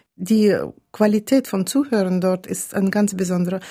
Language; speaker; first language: German; non-native, fluent; Russian